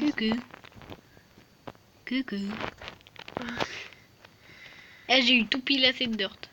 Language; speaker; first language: French; native; French